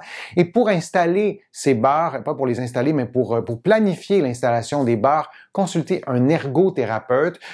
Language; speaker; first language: French; native; French